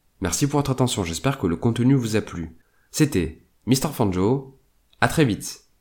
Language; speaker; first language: French; native; French